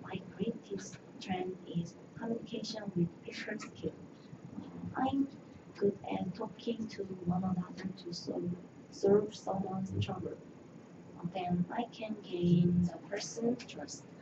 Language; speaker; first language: English; non-native, learner; Korean